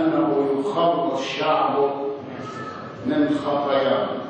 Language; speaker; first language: Arabic; native; Arabic